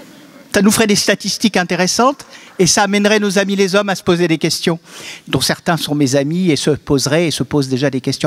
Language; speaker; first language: French; native; French